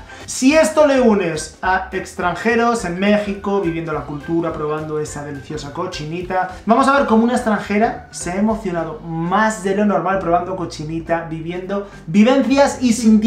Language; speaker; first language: Spanish; native; Spanish